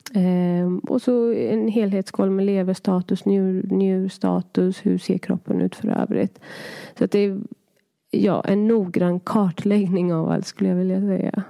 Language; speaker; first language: Swedish; early bilingual, other home language; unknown